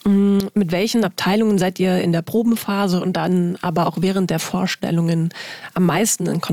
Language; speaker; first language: German; native; German